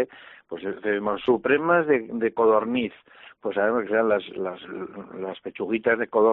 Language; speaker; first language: Spanish; native; Spanish